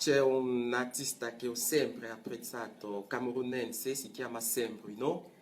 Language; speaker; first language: Italian; non-native, fluent; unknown